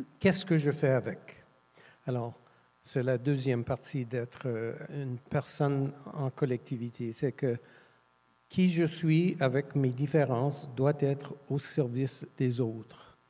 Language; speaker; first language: French; non-native, fluent; English